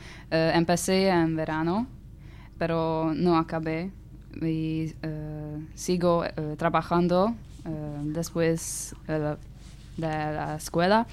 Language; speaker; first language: Spanish; non-native, learner; Hungarian